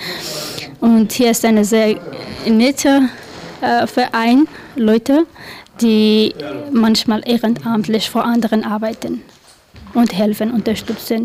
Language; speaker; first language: German; non-native, learner; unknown